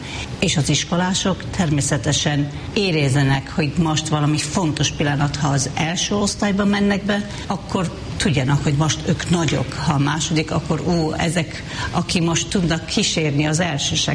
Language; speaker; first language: Hungarian; non-native, fluent; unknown